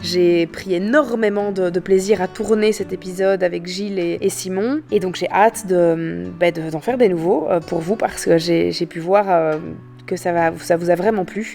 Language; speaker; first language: French; native; French